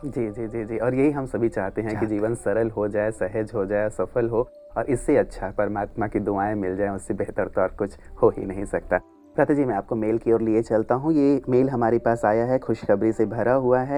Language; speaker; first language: Hindi; native; Hindi